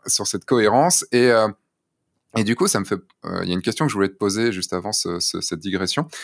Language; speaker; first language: French; native; French